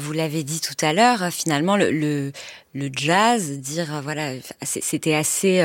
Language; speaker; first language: French; native; French